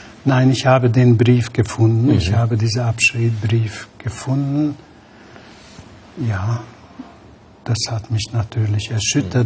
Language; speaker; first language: German; non-native, fluent; Hungarian